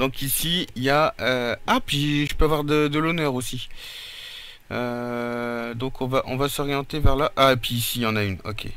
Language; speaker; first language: French; native; French